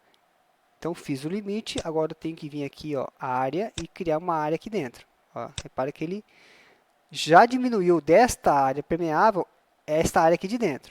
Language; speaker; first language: Portuguese; native; Portuguese